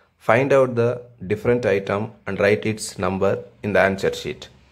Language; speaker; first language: English; non-native, local second language; Tamil